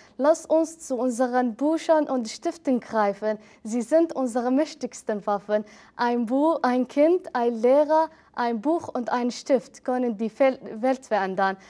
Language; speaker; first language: German; non-native, fluent; Arabic